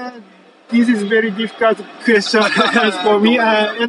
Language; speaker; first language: English; non-native, learner; Japanese